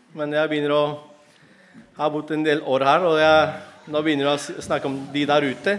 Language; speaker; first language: Norwegian; non-native, fluent; Spanish